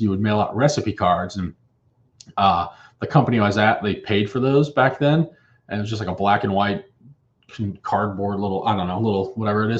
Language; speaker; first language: English; native; English